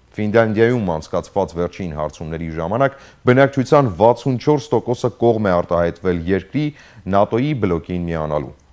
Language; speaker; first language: Armenian; native; Armenian